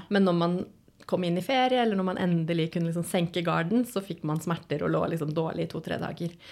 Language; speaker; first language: Norwegian; native; Norwegian